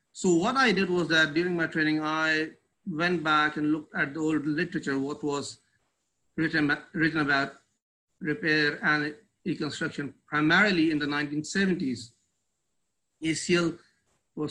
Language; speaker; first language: English; non-native, local second language; Urdu